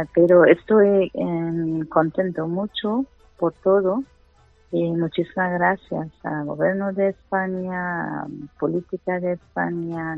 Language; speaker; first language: Spanish; non-native, learner; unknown